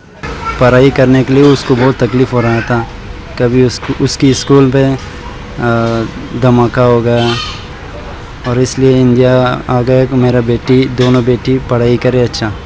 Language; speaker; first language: Hindi; non-native, learner; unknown